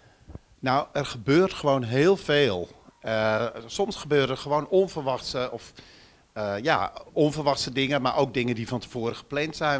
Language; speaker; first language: Dutch; native; Dutch